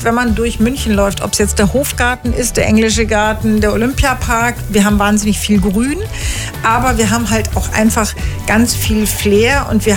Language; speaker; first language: German; native; German